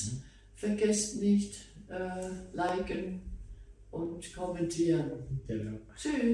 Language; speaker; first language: German; native; German